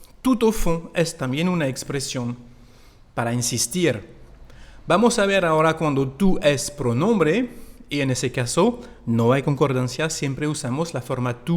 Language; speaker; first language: Spanish; non-native, fluent; French